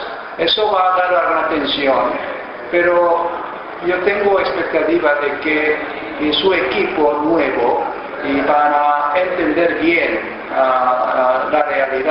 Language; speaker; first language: Spanish; non-native, fluent; Korean